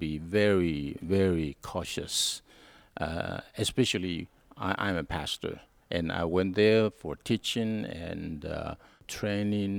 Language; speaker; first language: English; non-native, learner; Hakka Chinese